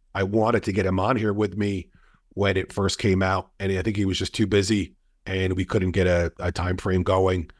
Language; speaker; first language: English; native; English